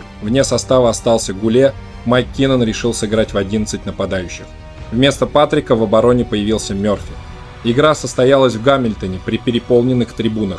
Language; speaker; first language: Russian; native; Russian